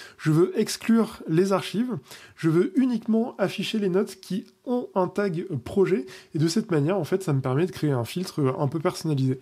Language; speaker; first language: French; native; French